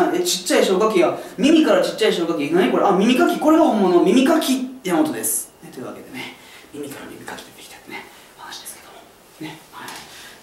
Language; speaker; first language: Japanese; native; Japanese